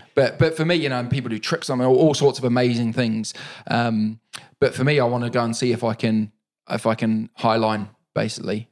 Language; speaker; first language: English; native; English